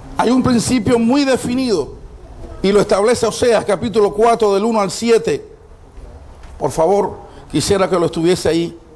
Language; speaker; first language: Spanish; native; Spanish